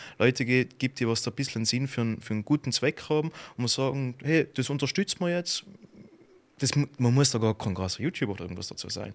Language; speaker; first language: German; native; German